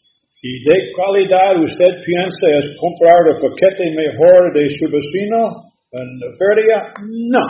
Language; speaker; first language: Spanish; non-native, learner; English